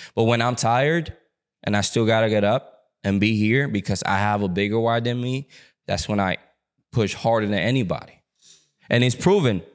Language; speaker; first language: English; early bilingual, other home language; Spanish